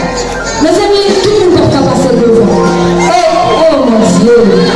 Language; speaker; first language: French; non-native, local second language; Haitian Creole